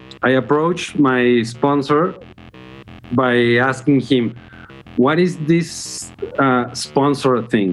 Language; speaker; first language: English; non-native, fluent; Spanish